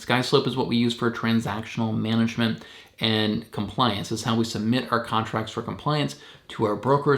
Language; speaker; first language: English; native; English